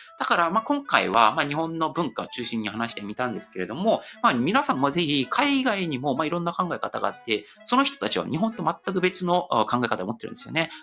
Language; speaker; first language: Japanese; non-native, fluent; Korean